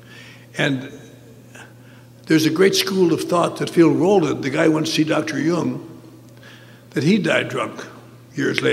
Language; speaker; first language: English; native; English